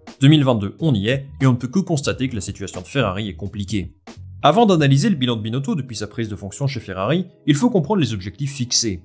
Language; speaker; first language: French; native; French